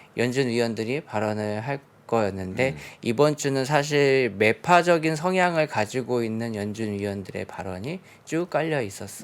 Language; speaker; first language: Korean; native; Korean